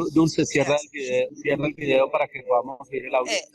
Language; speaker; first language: Spanish; native; Spanish